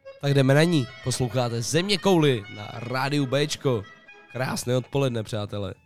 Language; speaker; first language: Czech; native; Czech